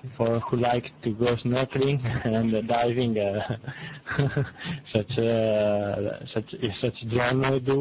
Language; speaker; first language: English; non-native, learner; Italian